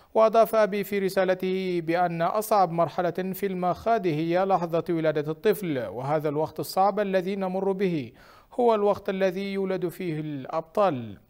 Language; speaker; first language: Arabic; non-native, fluent; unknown